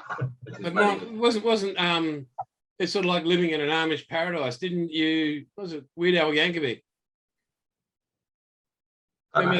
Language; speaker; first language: English; native; English